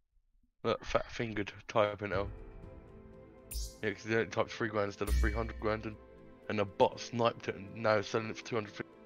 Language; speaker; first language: English; native; English